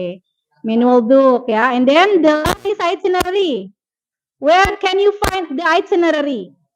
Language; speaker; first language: English; non-native, fluent; Indonesian